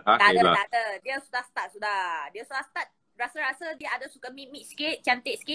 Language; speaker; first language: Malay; non-native, local second language; Chinese